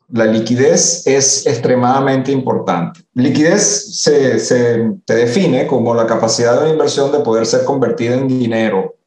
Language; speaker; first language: Spanish; early bilingual, other home language; Italian